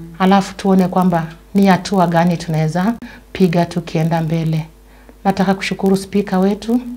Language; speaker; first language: Swahili; non-native, local second language; Luyia